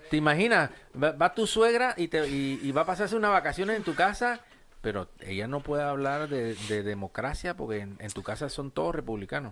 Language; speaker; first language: Spanish; native; Spanish